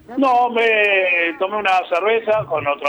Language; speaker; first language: Spanish; native; Spanish